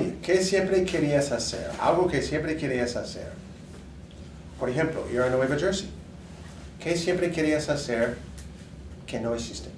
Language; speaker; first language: Spanish; non-native, fluent; English